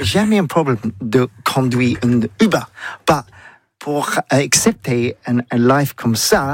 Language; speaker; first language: French; non-native, learner; English